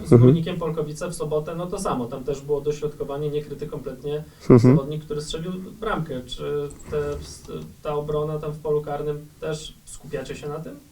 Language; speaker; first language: Polish; native; Polish